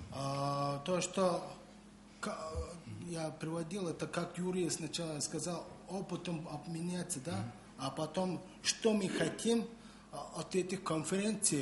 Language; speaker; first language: Russian; non-native, learner; Mongolian